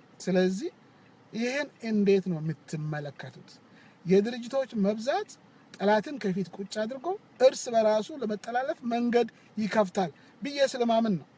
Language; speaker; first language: Amharic; non-native, local second language; Wolaytta